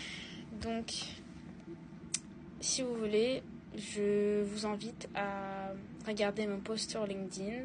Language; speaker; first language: French; non-native, fluent; Russian